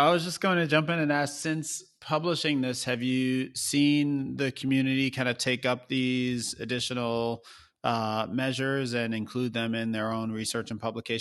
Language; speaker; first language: English; native; English